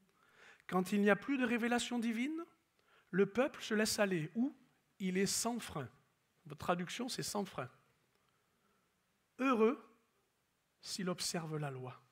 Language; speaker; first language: French; native; French